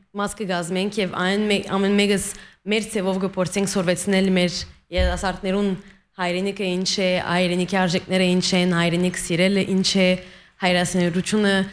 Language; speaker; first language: Armenian; early bilingual, heritage; Armenian